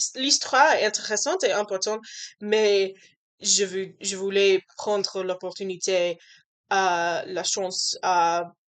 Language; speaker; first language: French; non-native, learner; English